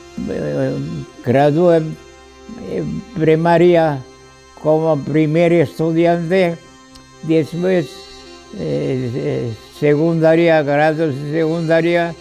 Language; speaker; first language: Spanish; non-native, fluent; Georgian